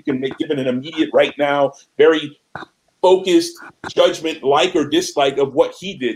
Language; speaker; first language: English; native; English